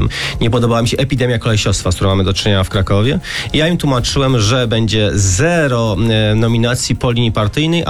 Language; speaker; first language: Polish; native; Polish